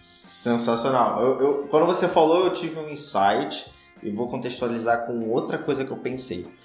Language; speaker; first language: Portuguese; native; Portuguese